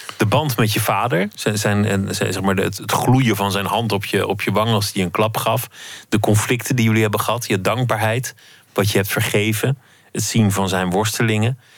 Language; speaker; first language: Dutch; native; Dutch